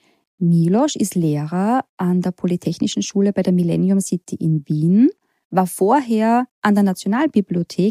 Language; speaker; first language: German; native; German